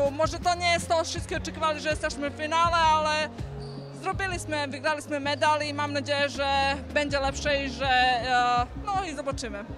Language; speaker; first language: Polish; non-native, fluent; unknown